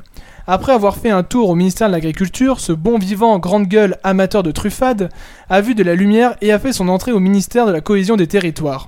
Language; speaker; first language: French; native; French